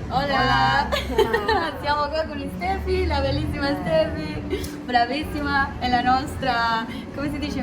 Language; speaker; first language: Italian; non-native, learner; Spanish